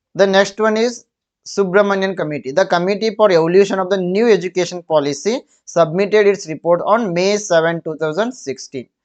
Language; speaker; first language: English; non-native, local second language; Kannada